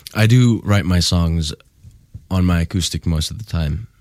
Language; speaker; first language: English; non-native, fluent; Finnish